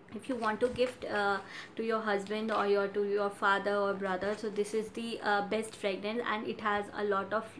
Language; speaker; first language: English; non-native, local second language; Hindi